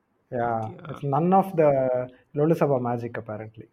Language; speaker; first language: English; non-native, local second language; Tamil